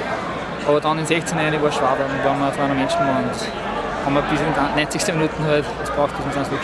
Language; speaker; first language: German; native; German